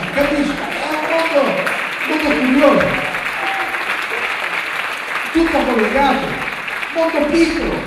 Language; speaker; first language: Italian; native; Italian